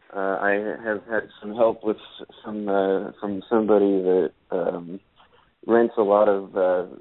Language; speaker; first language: English; native; English